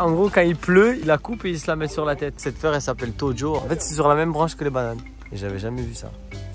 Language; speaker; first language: French; native; French